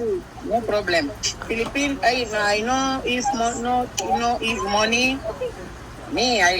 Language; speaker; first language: English; non-native, learner; Spanish